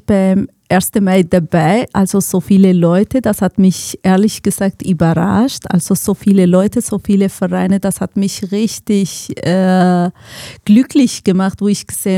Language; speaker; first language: German; non-native, fluent; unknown